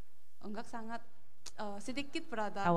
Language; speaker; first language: Indonesian; non-native, learner; Korean